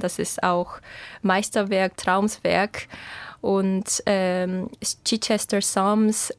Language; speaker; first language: German; non-native, fluent; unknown